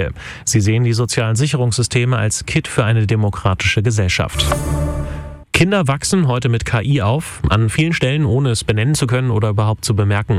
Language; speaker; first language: German; native; German